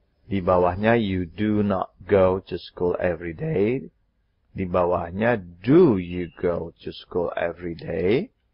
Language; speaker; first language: English; non-native, fluent; Indonesian